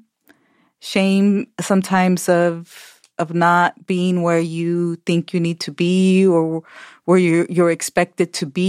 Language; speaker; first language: English; early bilingual, other home language; Spanish